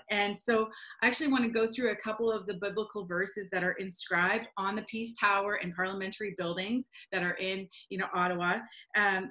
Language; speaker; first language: English; native; English